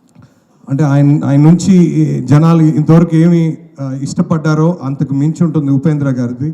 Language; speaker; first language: Telugu; native; Telugu